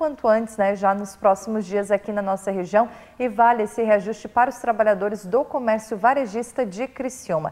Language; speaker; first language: Portuguese; native; Portuguese